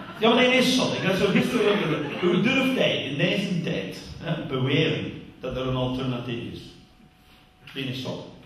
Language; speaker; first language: Dutch; non-native, fluent; English